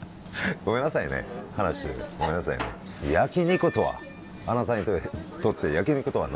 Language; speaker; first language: Japanese; native; Japanese